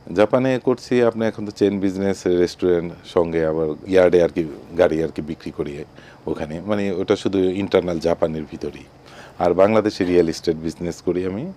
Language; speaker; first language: Bangla; native; Bangla